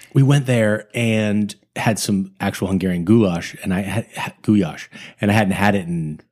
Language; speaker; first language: English; native; English